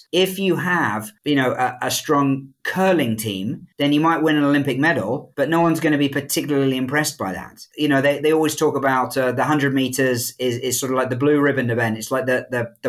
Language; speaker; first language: English; native; English